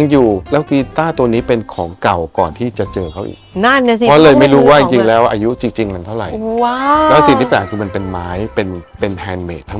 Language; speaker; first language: Thai; early bilingual, heritage; Thai